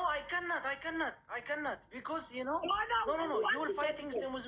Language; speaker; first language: English; non-native, learner; Amharic